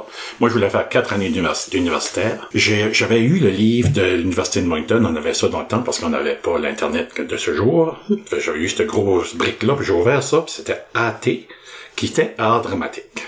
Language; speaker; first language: French; native; French